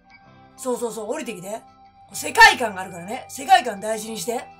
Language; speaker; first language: Japanese; native; Japanese